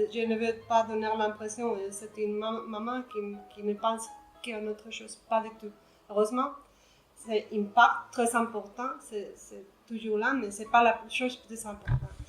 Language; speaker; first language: French; non-native, learner; Spanish